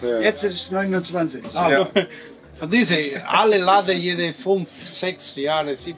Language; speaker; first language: German; non-native, learner; Italian